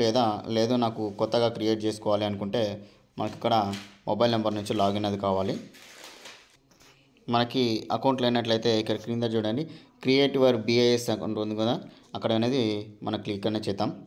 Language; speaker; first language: Telugu; native; Telugu